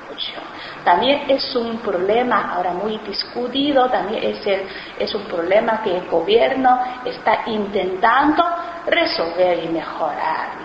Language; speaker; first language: Spanish; non-native, fluent; Chinese